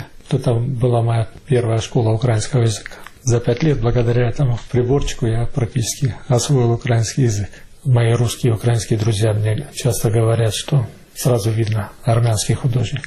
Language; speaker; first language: Russian; native; Russian